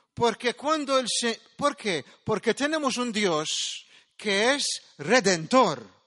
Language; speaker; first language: Spanish; non-native, fluent; Maltese